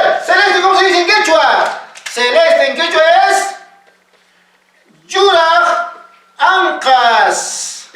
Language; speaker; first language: Spanish; non-native, local second language; Quechua